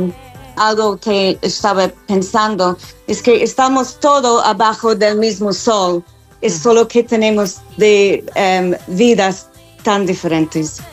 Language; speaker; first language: Spanish; non-native, fluent; English